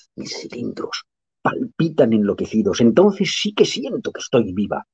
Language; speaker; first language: Spanish; non-native, local second language; Catalan